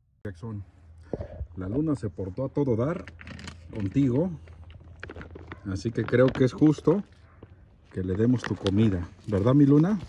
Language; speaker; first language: Spanish; native; Spanish